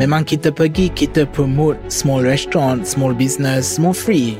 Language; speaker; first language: English; native; English